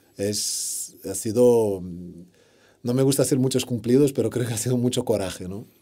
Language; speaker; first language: Spanish; non-native, fluent; Portuguese